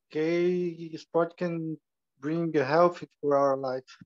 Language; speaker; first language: English; non-native, learner; Portuguese